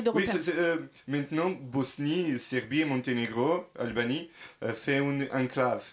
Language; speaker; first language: French; non-native, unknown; Serbian